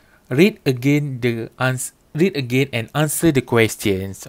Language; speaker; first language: English; non-native, local second language; Malay